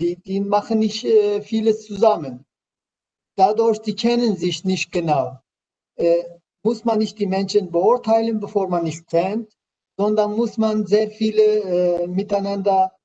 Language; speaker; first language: German; non-native, learner; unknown